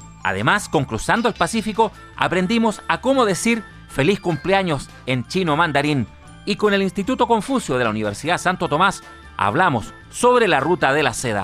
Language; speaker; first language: Spanish; native; Spanish